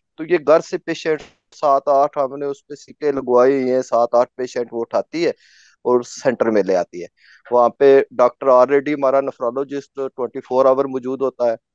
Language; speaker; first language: Urdu; non-native, local second language; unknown